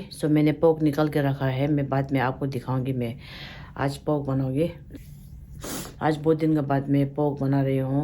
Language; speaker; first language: Hindi; non-native, local second language; Tibetan